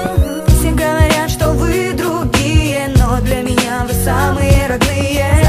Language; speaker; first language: Russian; native; Russian